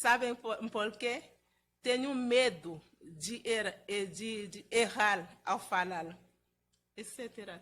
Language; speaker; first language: Portuguese; non-native, fluent; Haitian Creole